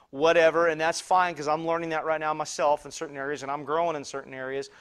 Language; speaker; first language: English; native; English